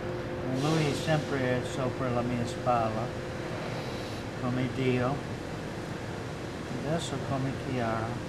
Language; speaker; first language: Italian; non-native, learner; English